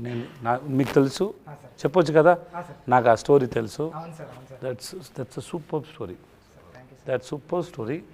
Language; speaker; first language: Telugu; non-native, learner; Tamil